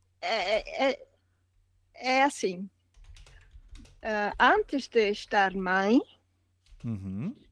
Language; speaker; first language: Portuguese; non-native, learner; Dutch